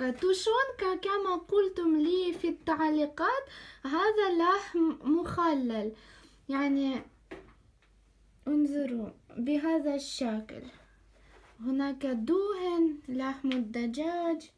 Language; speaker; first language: Arabic; non-native, fluent; Ukrainian